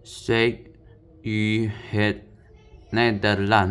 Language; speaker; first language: Dutch; non-native, learner; Indonesian